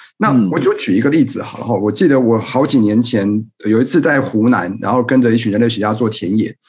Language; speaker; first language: Chinese; native; Chinese